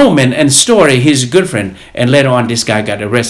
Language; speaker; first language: English; non-native, fluent; Lao